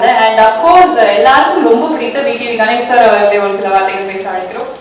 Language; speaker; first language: Tamil; native; Tamil